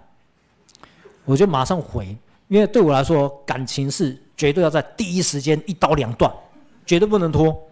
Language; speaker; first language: Chinese; early bilingual, heritage; Chinese